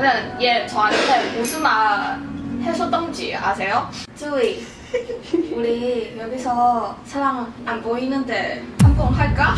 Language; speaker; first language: Korean; non-native, fluent; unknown